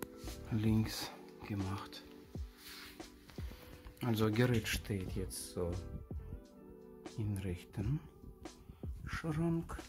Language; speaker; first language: German; non-native, learner; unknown